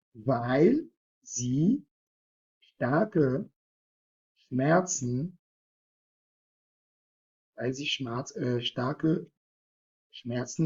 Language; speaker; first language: German; non-native, fluent; French